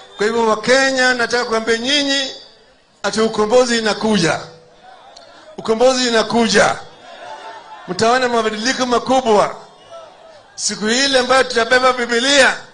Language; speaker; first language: Swahili; non-native, local second language; Luo (Kenya and Tanzania)